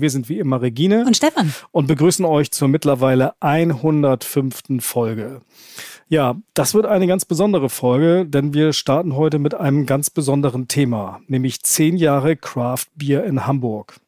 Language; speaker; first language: German; native; German